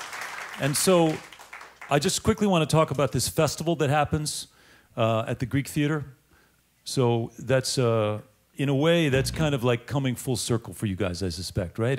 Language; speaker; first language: English; native; English